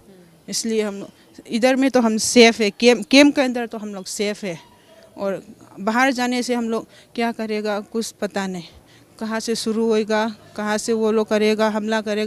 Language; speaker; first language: Hindi; non-native, local second language; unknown